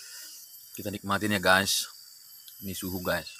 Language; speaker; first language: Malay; non-native, local second language; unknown